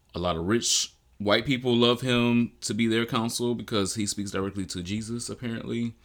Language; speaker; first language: English; native; English